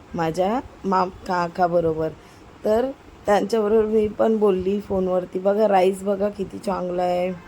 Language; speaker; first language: Marathi; non-native, local second language; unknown